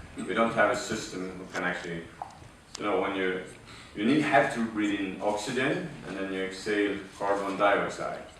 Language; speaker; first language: English; non-native, fluent; Swedish